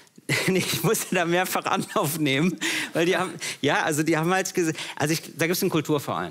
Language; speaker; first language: German; native; German